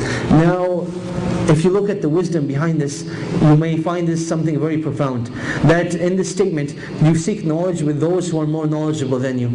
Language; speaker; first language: English; native; English